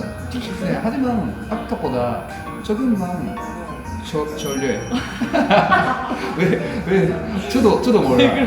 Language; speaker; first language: Korean; non-native, learner; Japanese